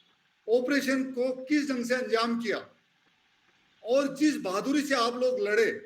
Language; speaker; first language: Hindi; native; Hindi